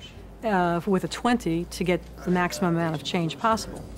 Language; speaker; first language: English; native; English